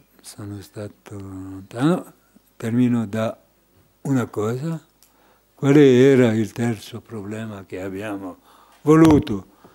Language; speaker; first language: Italian; non-native, fluent; French